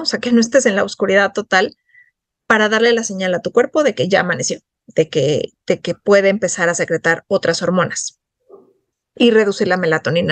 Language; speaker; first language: Spanish; native; Spanish